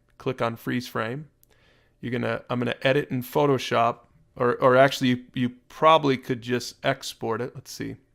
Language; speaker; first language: English; native; English